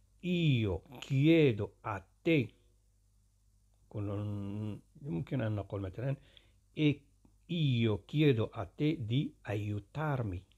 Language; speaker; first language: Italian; non-native, fluent; Arabic